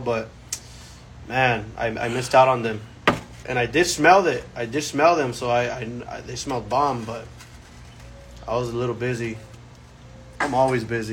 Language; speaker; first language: English; early bilingual, other home language; Spanish